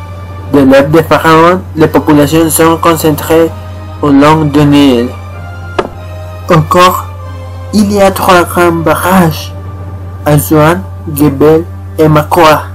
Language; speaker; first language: French; non-native, learner; Spanish